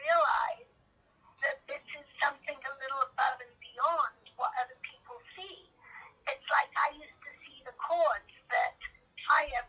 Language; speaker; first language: English; native; English